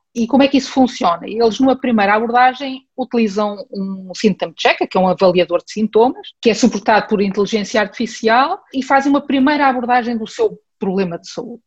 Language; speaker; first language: Portuguese; early bilingual, heritage; Portuguese